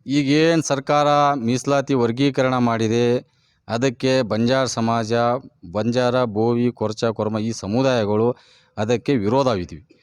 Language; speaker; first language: Kannada; non-native, local second language; Lambadi